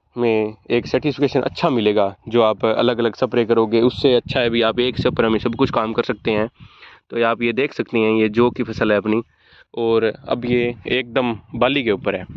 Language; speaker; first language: Hindi; native; Hindi